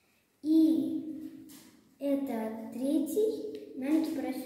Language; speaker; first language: Russian; non-native, local second language; Kazakh